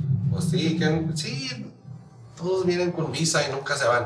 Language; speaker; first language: Spanish; early bilingual, heritage; Spanish